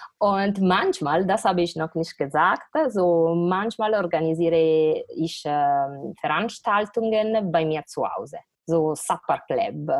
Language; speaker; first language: German; non-native, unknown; Italian